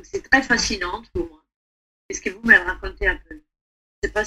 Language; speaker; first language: French; non-native, fluent; Italian